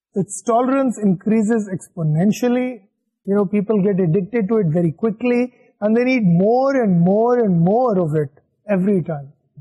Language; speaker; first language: English; non-native, local second language; Urdu